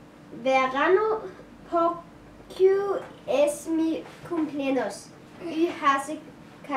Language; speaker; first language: Spanish; non-native, learner; Danish